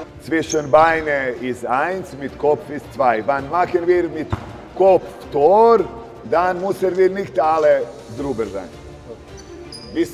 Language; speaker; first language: German; non-native, learner; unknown